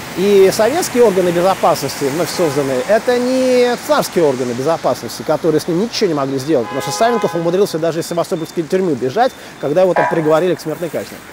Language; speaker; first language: Russian; native; Russian